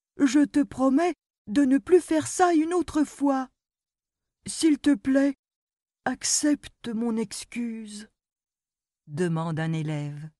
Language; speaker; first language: French; non-native, local second language; Arabic